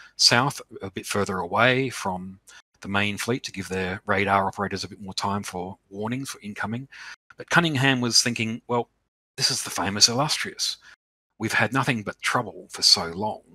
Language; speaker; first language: English; native; English